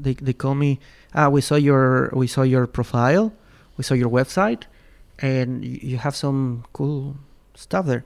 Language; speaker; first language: English; non-native, fluent; Spanish